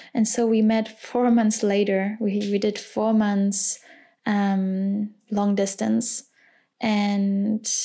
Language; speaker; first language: English; non-native, fluent; German